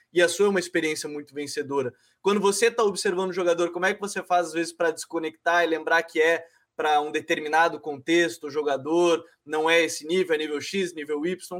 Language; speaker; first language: Portuguese; native; Portuguese